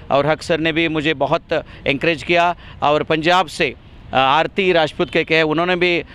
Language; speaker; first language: Hindi; non-native, local second language; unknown